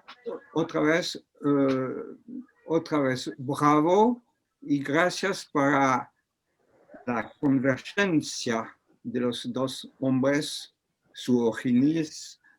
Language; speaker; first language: Spanish; non-native, learner; French